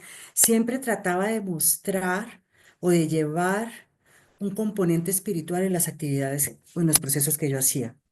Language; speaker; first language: Spanish; native; Spanish